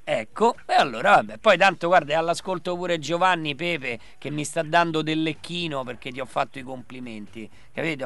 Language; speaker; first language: Italian; native; Italian